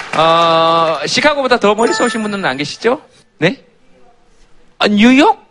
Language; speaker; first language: Korean; native; Korean